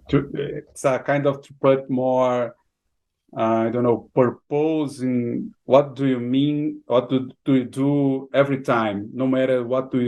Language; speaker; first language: English; non-native, fluent; Portuguese